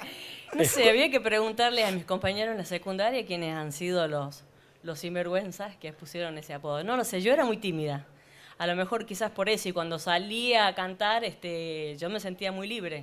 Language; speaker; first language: Spanish; native; Spanish